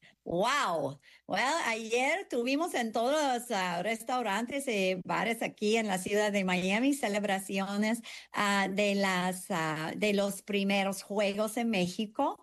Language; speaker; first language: Spanish; early bilingual, heritage; English